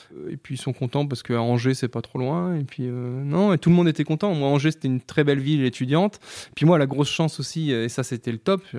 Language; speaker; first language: French; native; French